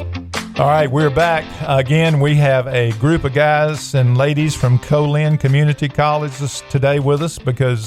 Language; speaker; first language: English; native; English